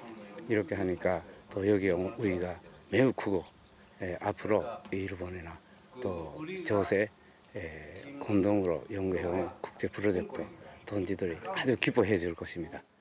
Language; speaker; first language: Korean; early bilingual, heritage; Korean